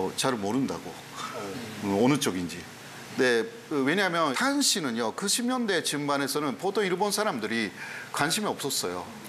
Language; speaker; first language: Korean; non-native, fluent; Japanese